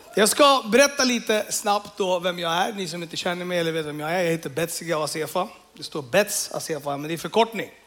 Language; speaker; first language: Swedish; early bilingual, other home language; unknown